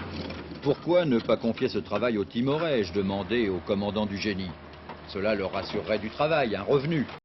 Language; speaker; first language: French; native; French